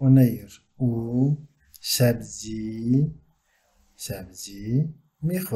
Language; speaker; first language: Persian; non-native, fluent; Turkish